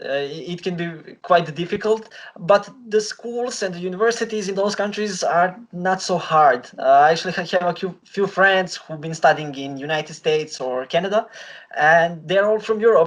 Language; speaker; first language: English; non-native, fluent; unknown